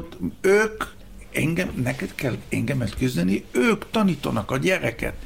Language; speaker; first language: Hungarian; early bilingual, heritage; Hebrew